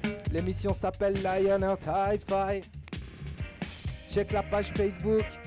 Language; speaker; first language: French; native; French